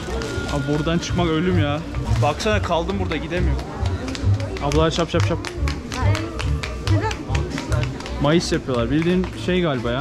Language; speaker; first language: Turkish; native; Turkish